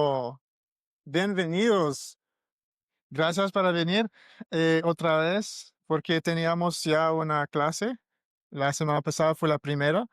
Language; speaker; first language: Spanish; non-native, learner; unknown